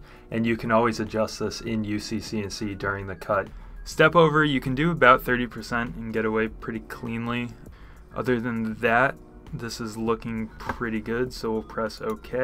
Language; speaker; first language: English; native; English